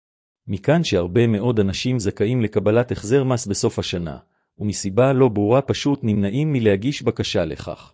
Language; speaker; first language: Hebrew; native; Hebrew